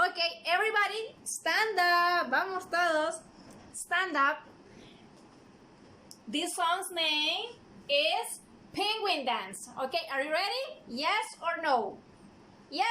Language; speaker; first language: English; non-native, fluent; Spanish